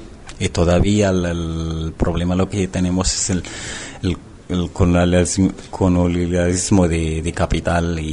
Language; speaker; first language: Spanish; non-native, learner; Arabic